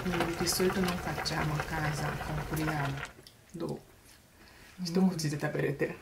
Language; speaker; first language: Italian; non-native, learner; Japanese